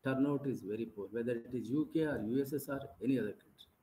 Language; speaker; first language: English; non-native, local second language; Kannada